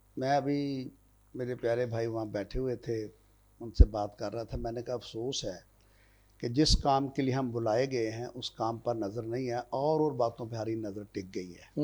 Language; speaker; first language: Urdu; non-native, local second language; Punjabi